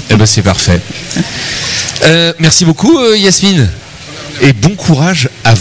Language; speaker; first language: French; native; French